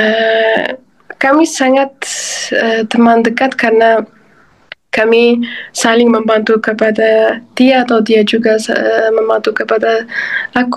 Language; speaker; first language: Indonesian; non-native, fluent; Uzbek